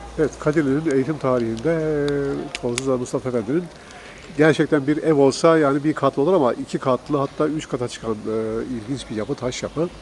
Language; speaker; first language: Turkish; native; Turkish